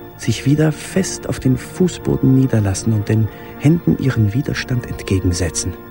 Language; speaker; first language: German; native; German